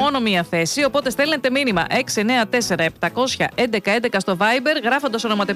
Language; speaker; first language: Greek; native; Greek